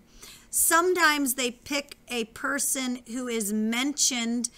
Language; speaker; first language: English; native; English